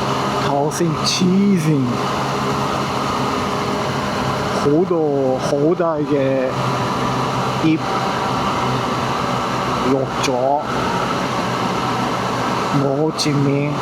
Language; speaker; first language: Cantonese; non-native, learner; Japanese